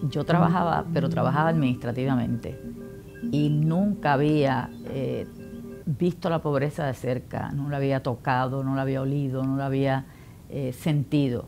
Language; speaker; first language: Spanish; native; Spanish